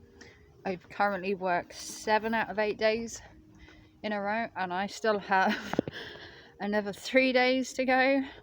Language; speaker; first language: English; native; English